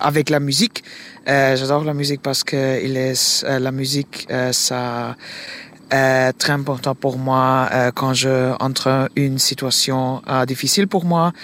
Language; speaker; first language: French; non-native, learner; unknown